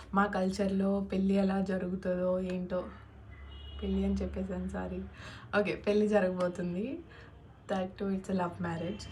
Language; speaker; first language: Telugu; non-native, local second language; Hindi